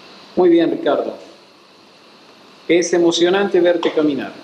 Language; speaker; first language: Spanish; native; Spanish